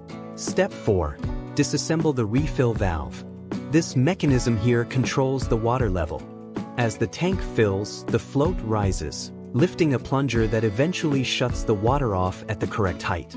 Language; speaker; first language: English; native; English